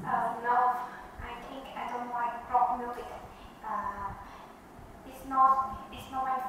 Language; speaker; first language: English; non-native, learner; Vietnamese